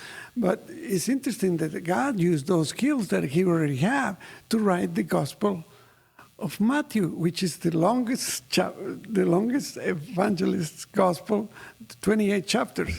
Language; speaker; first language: English; non-native, fluent; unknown